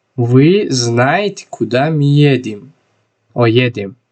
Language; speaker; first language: Russian; non-native, local second language; Tajik